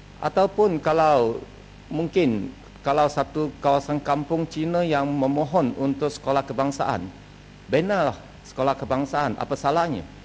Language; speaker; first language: Malay; non-native, local second language; Chinese